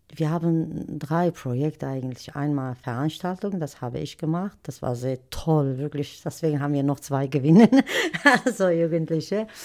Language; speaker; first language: German; non-native, learner; Turkish